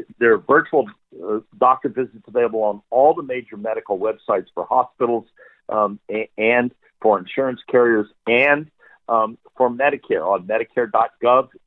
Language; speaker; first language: English; native; English